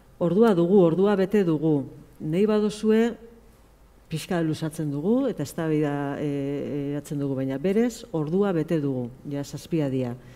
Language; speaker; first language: Basque; native; Basque